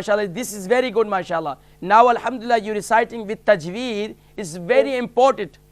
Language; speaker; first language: English; non-native, learner; Urdu